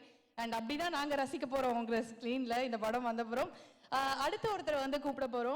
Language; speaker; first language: Tamil; native; Tamil